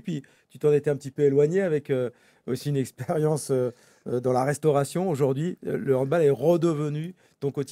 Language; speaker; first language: French; native; French